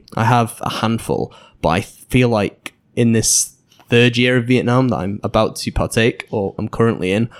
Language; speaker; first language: English; native; English